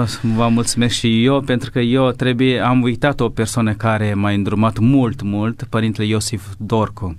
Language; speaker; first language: Romanian; non-native, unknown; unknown